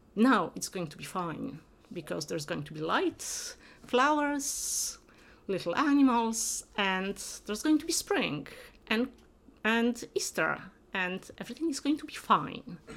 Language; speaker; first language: English; non-native, fluent; Polish